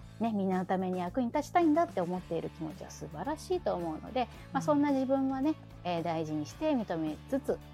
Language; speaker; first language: Japanese; native; Japanese